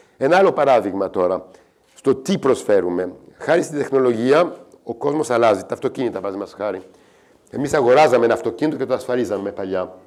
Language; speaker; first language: Greek; non-native, fluent; French